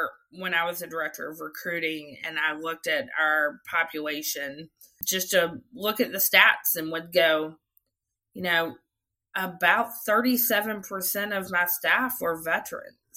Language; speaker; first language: English; native; English